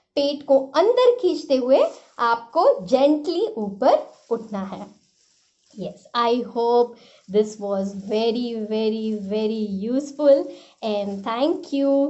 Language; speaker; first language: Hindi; non-native, local second language; Marathi